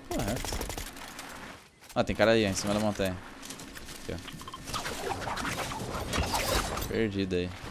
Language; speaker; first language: Portuguese; native; Portuguese